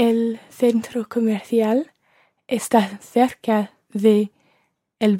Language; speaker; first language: Spanish; non-native, learner; English